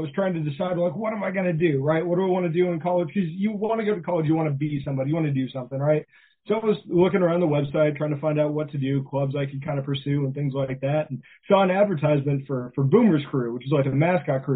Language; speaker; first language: English; native; English